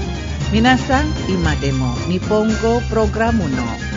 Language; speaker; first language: Japanese; non-native, learner; Indonesian